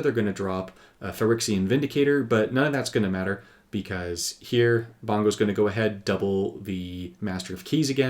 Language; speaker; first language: English; native; English